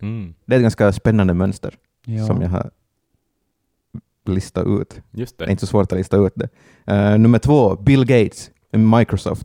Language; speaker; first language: Swedish; native; Swedish